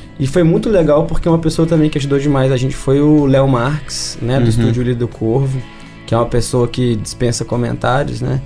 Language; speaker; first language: Portuguese; native; Portuguese